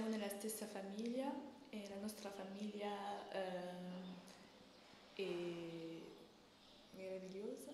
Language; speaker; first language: Italian; non-native, learner; French